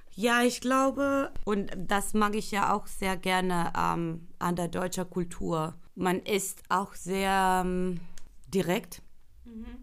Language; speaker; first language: German; non-native, fluent; Spanish